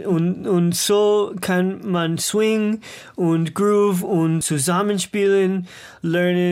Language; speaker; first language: German; non-native, learner; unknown